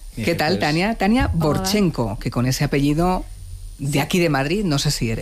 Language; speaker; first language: Spanish; native; Spanish